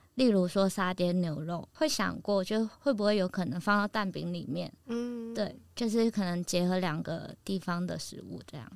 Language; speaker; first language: Chinese; non-native, local second language; Cantonese